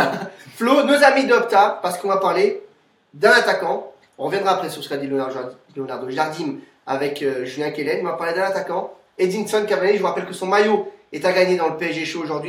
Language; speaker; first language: French; native; French